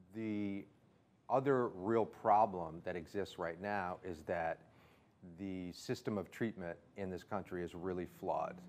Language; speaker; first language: English; native; English